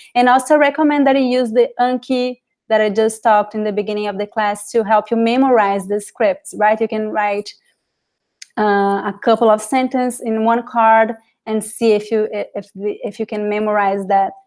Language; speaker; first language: English; non-native, fluent; Portuguese